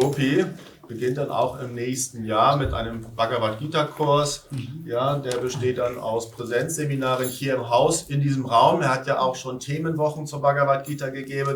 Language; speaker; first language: German; native; German